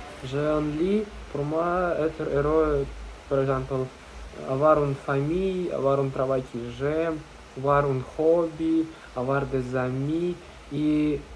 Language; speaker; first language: French; non-native, learner; Russian